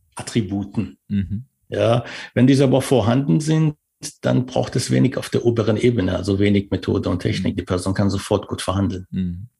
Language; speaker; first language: German; non-native, fluent; Persian